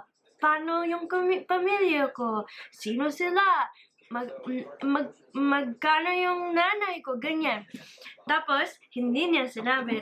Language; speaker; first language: Filipino; early bilingual, heritage; English